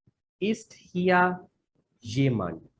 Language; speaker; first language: German; non-native, fluent; Urdu